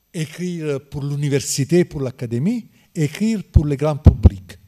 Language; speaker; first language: French; non-native, learner; Italian